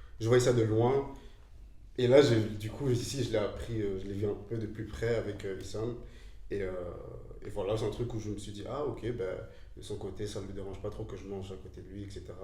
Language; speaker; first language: French; native; French